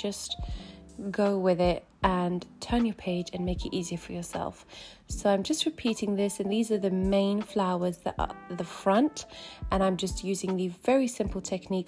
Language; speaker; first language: English; native; English